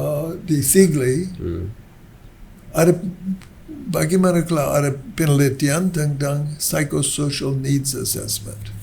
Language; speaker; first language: Indonesian; non-native, learner; English